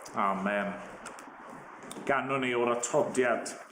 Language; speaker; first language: Welsh; native; Welsh